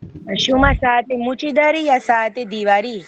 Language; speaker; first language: Persian; non-native, learner; Urdu